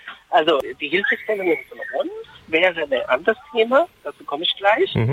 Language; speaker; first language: German; non-native, fluent; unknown